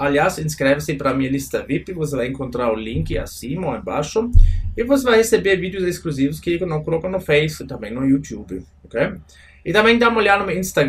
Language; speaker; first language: Portuguese; non-native, fluent; German